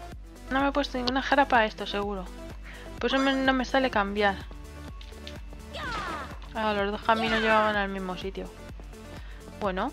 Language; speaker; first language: Spanish; native; Spanish